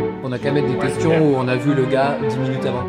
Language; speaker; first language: French; native; French